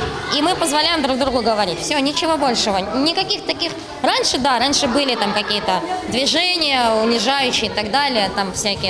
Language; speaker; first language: Russian; native; Russian